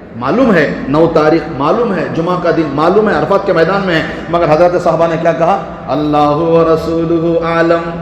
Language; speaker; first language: Urdu; native; Urdu